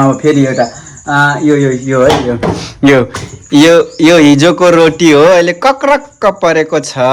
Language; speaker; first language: Nepali; non-native, local second language; Rana Tharu